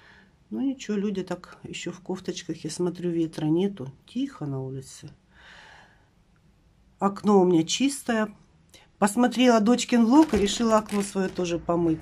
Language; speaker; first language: Russian; native; Russian